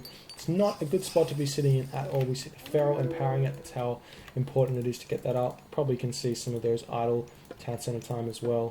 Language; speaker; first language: English; native; English